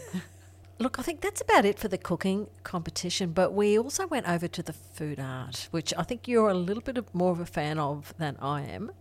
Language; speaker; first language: English; native; English